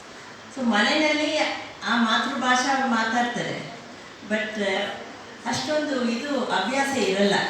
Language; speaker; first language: Kannada; non-native, local second language; Telugu